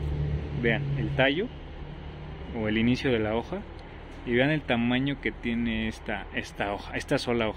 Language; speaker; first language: Spanish; native; Spanish